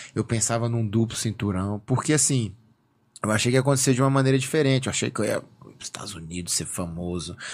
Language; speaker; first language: Portuguese; native; Portuguese